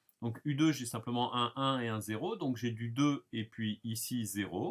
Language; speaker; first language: French; native; French